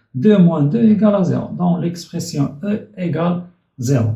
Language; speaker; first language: French; non-native, local second language; Arabic